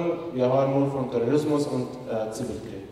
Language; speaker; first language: German; non-native, fluent; Arabic